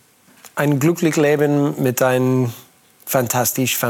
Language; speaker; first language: German; non-native, learner; English